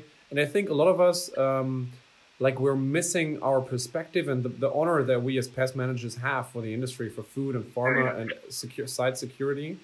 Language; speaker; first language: English; non-native, fluent; German